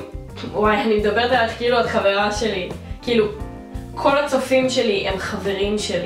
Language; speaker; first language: Hebrew; native; Hebrew